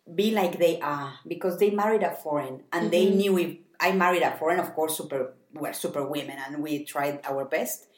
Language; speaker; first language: English; non-native, fluent; Spanish